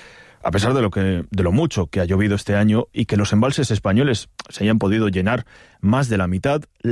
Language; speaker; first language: Spanish; native; Spanish